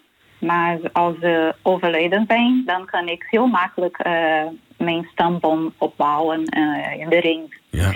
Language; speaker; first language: Dutch; non-native, learner; Portuguese